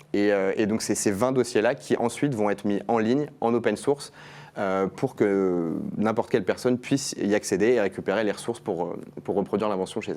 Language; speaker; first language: French; native; French